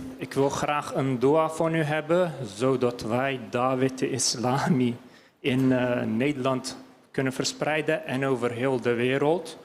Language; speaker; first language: Dutch; early bilingual, other home language; Turkish